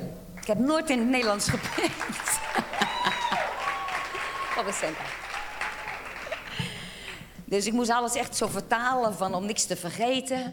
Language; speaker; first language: Dutch; non-native, fluent; Portuguese